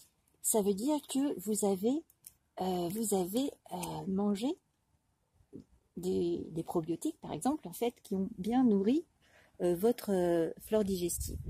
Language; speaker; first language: French; native; French